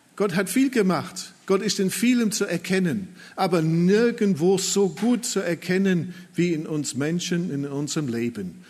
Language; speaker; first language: German; non-native, fluent; English